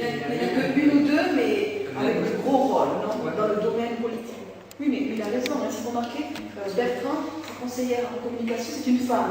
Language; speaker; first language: French; non-native, fluent; Spanish